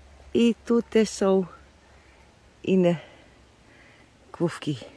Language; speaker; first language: Polish; non-native, learner; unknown